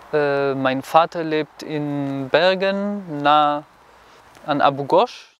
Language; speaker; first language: German; non-native, fluent; Hebrew